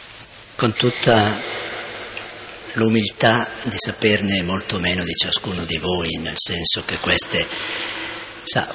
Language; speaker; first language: Italian; native; Italian